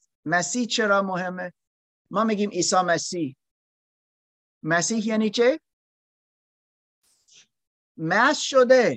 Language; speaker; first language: Persian; non-native, learner; English